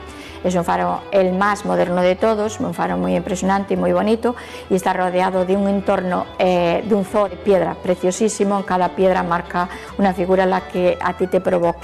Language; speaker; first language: Spanish; native; Spanish